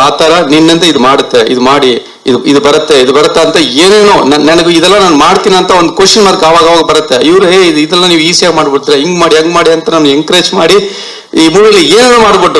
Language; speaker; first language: Kannada; non-native, learner; Tamil